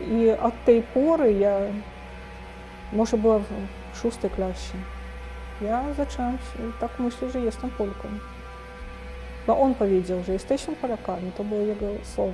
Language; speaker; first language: Polish; non-native, fluent; Russian